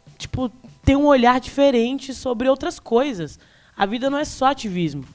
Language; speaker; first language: Portuguese; native; Portuguese